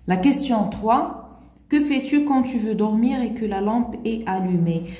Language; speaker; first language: French; non-native, local second language; Arabic